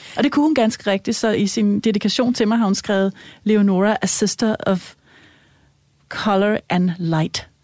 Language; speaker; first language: Danish; native; Danish